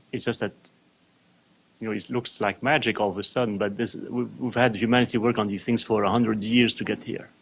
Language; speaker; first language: English; non-native, fluent; French